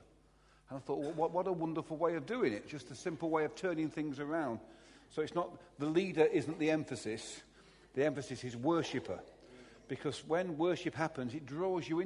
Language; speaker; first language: English; native; English